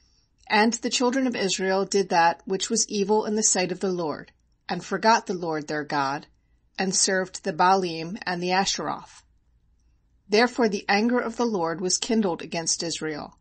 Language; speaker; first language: English; native; English